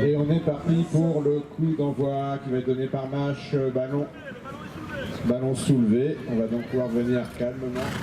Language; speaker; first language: French; native; French